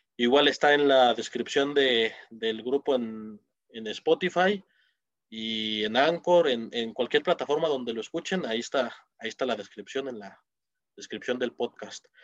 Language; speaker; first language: Spanish; native; Spanish